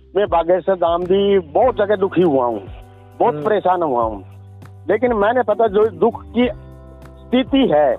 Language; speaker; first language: Hindi; native; Hindi